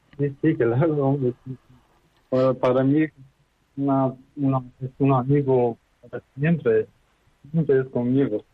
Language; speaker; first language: Spanish; non-native, learner; Persian